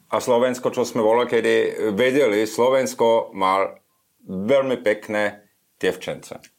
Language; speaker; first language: Slovak; non-native, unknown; German